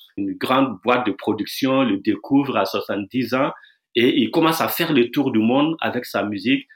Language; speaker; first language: French; non-native, local second language; Dyula